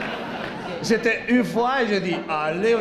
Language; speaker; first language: French; non-native, learner; Spanish